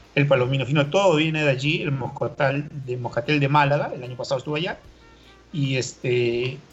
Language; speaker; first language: Spanish; native; Spanish